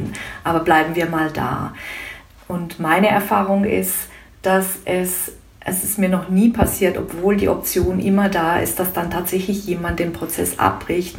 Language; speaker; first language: German; native; German